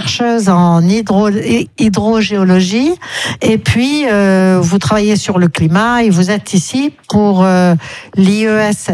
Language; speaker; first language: French; native; French